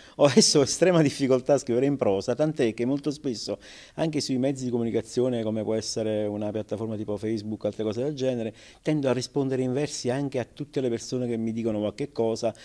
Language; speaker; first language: Italian; native; Italian